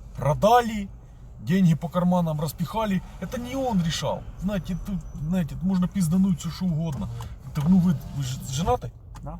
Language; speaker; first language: Russian; native; Russian